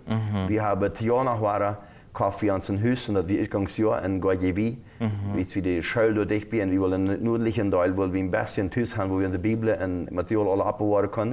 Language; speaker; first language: German; non-native, local second language; Plautdietsch